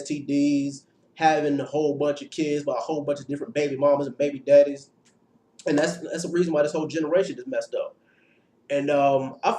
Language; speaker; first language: English; native; English